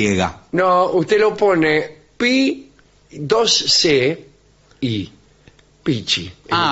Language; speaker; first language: Spanish; native; Spanish